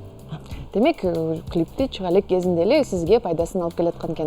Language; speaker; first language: Kyrgyz; native; Kyrgyz